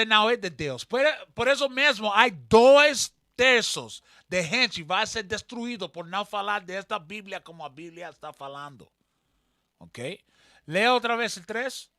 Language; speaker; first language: Portuguese; non-native, learner; Spanish